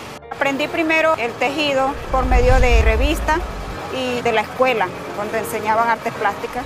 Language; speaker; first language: Spanish; native; Spanish